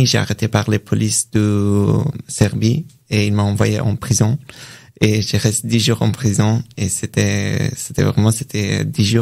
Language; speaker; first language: French; non-native, learner; Persian